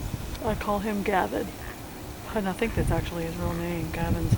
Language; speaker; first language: English; native; English